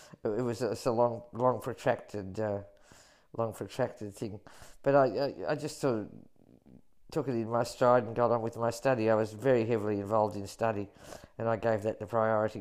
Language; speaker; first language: English; native; English